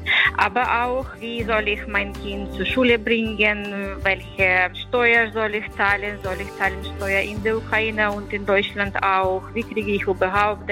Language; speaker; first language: German; non-native, fluent; Ukrainian